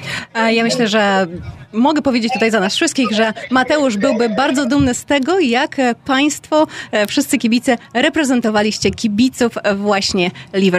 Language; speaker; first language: Polish; native; Polish